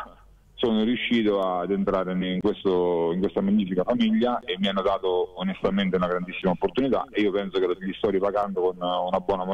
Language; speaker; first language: Italian; native; Italian